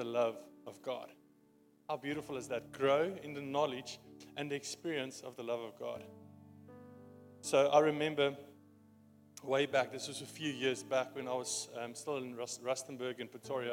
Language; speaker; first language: English; non-native, local second language; Afrikaans